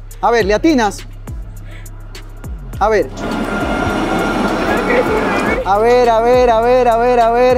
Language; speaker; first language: Spanish; native; Spanish